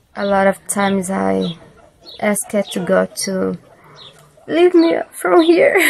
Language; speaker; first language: English; non-native, learner; Portuguese